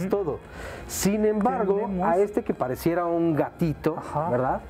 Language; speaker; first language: Spanish; native; Spanish